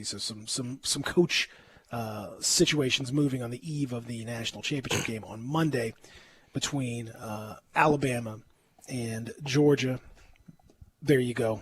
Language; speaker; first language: English; native; English